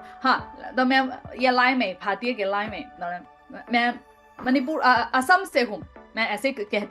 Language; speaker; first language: Hindi; non-native, learner; Chinese